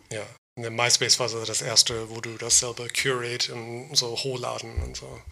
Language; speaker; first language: German; non-native, fluent; English